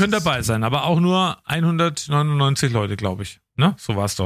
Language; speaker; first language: German; native; German